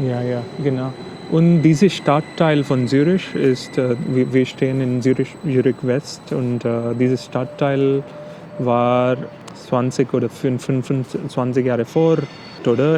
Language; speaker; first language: German; non-native, fluent; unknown